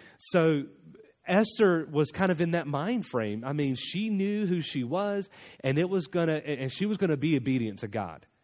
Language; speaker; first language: English; native; English